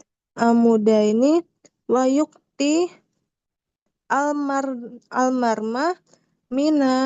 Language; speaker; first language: Arabic; non-native, learner; Indonesian